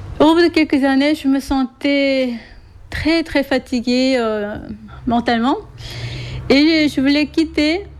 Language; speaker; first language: French; non-native, fluent; Korean